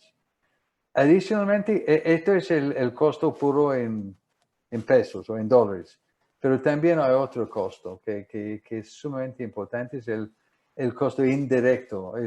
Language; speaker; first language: Spanish; non-native, fluent; English